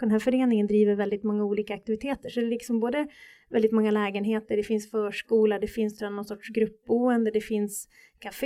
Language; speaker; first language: Swedish; native; Swedish